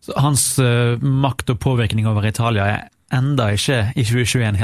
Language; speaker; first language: Norwegian; native; Norwegian